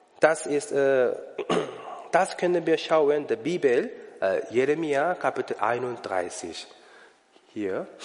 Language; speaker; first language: German; non-native, learner; Korean